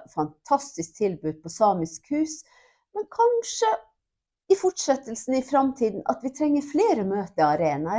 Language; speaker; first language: Norwegian; non-native, local second language; Northern Sami